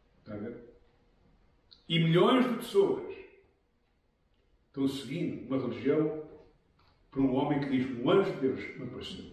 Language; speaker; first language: Portuguese; native; Portuguese